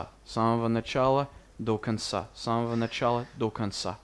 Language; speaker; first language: Russian; non-native, fluent; English